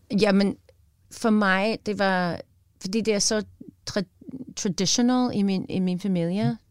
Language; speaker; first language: Danish; non-native, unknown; English